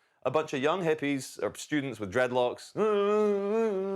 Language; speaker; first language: English; native; English